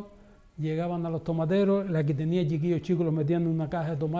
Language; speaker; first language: Spanish; native; Spanish